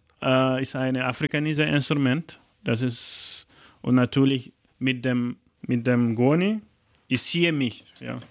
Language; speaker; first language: German; non-native, learner; Fula